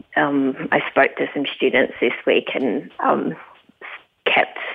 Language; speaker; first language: English; native; English